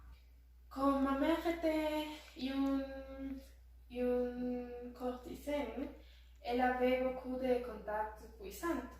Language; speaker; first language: French; non-native, learner; Spanish